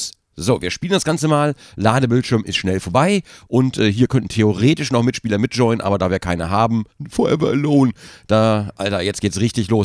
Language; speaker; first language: German; native; German